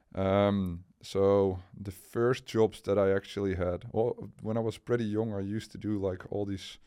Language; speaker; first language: English; non-native, fluent; Dutch